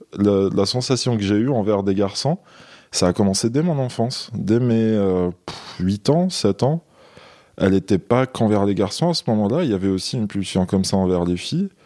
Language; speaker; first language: French; non-native, local second language; Kabyle